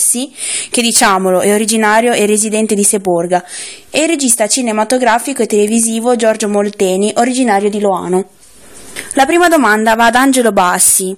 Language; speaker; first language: Italian; native; Italian